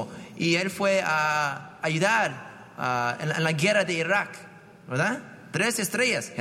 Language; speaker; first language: Spanish; non-native, fluent; English